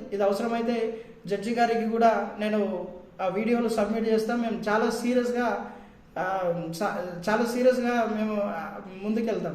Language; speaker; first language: Telugu; native; Telugu